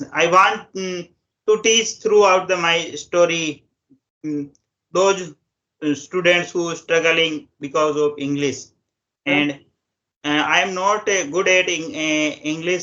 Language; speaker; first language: English; non-native, local second language; Hindi